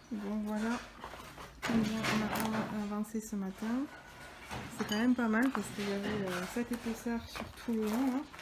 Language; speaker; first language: French; native; French